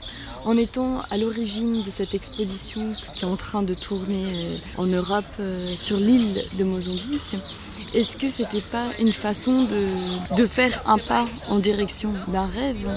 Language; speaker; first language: French; native; French